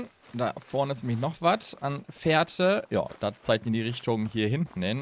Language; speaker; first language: German; native; German